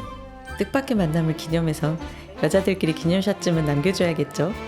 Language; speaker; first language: Korean; native; Korean